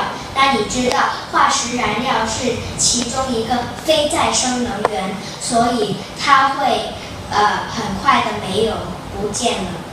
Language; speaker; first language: Chinese; non-native, local second language; Cantonese